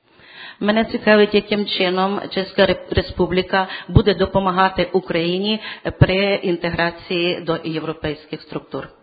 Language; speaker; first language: Czech; non-native, fluent; Ukrainian